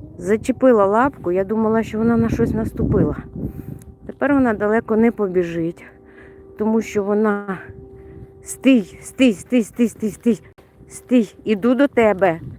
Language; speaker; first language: Ukrainian; non-native, local second language; Russian